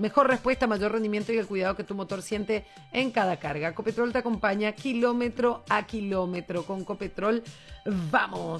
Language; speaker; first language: Spanish; native; Spanish